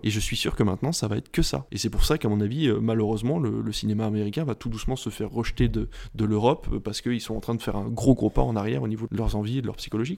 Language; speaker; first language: French; native; French